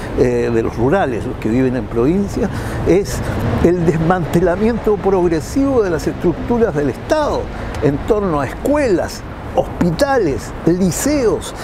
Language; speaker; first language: Spanish; native; Spanish